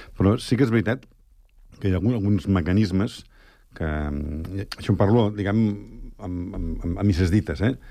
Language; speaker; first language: Catalan; native; Catalan